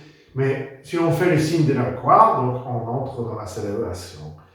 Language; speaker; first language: French; non-native, fluent; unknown